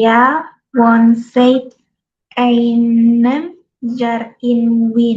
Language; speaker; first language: German; non-native, learner; Indonesian